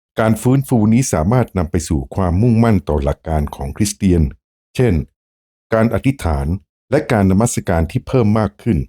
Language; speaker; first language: Thai; native; Thai